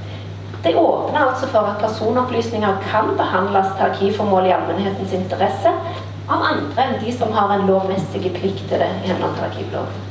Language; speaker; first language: Norwegian; native; Norwegian